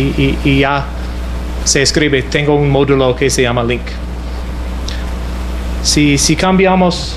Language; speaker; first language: Spanish; non-native, fluent; English